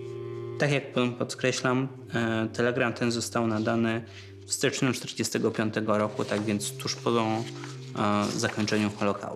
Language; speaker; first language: Polish; native; Polish